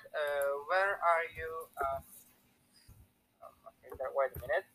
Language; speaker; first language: English; non-native, learner; Turkish